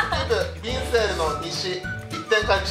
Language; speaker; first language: Japanese; native; Japanese